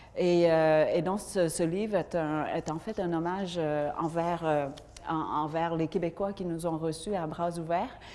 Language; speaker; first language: French; early bilingual, other home language; Vietnamese